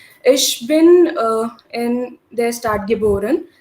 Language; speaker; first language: German; non-native, learner; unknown